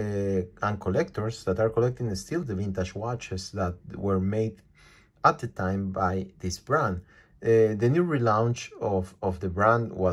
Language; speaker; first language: English; non-native, fluent; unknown